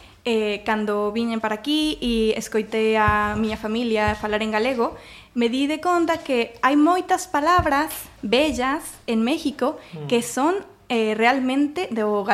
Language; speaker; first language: Galician; non-native, learner; Spanish